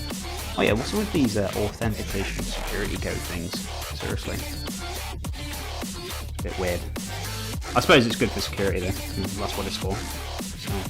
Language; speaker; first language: English; native; English